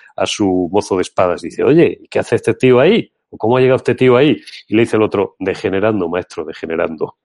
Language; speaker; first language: Spanish; native; Spanish